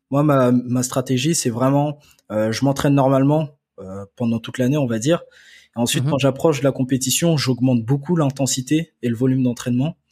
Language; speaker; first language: French; early bilingual, other home language; Akan